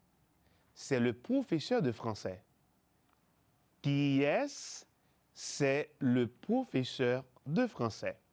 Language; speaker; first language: French; non-native, fluent; Spanish